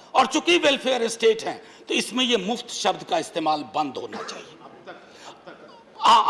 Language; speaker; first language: Hindi; native; Hindi